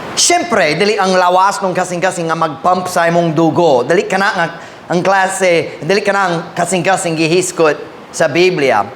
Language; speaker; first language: Cebuano; non-native, fluent; English